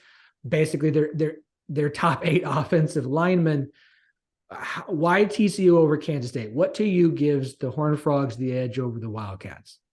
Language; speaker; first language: English; native; English